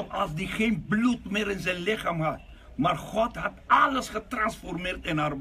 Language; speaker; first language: Dutch; non-native, local second language; Papiamento